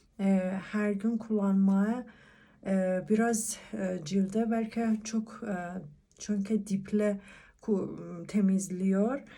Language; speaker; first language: Turkish; non-native, learner; Persian